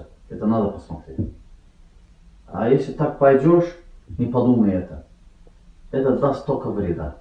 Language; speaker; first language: Russian; non-native, learner; Azerbaijani